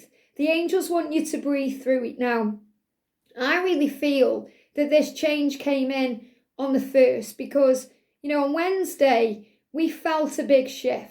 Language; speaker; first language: English; native; English